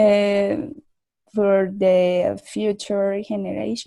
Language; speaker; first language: English; non-native, learner; Spanish